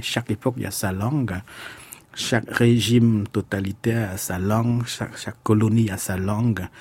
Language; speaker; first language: French; non-native, fluent; Khmer